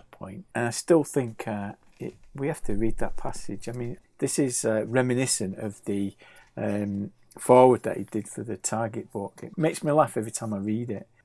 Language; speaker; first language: English; native; English